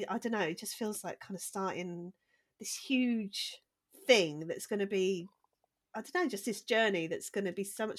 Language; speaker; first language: English; native; English